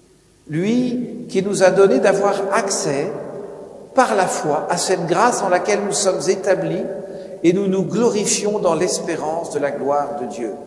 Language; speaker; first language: French; native; French